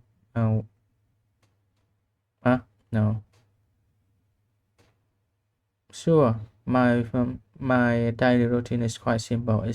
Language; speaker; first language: English; non-native, learner; Vietnamese